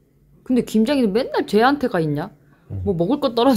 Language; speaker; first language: Korean; native; Korean